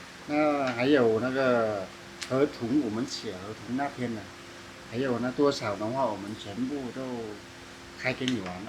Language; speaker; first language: Chinese; non-native, fluent; Vietnamese